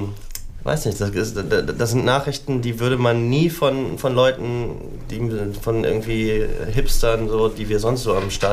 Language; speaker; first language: German; native; German